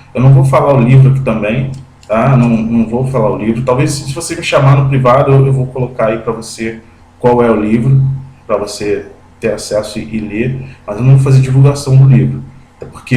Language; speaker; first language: Portuguese; native; Portuguese